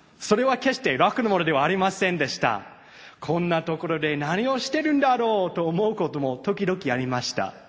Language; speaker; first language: Japanese; non-native, fluent; English